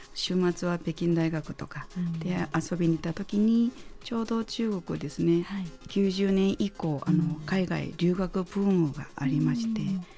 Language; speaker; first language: Japanese; non-native, fluent; Chinese